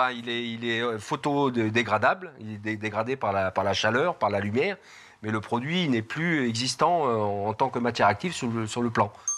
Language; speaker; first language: French; native; French